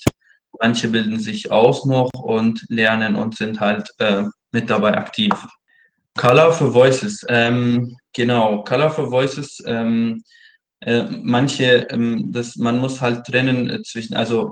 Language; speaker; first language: German; non-native, fluent; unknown